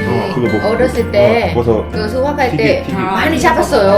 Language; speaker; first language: Korean; non-native, learner; Vietnamese